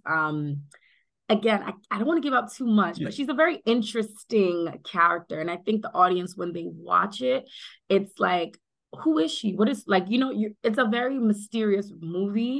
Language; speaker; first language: English; native; English